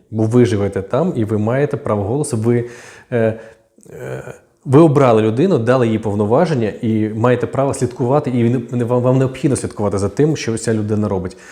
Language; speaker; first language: Ukrainian; native; Ukrainian